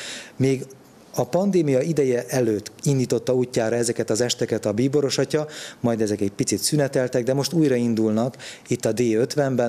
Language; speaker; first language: Hungarian; native; Hungarian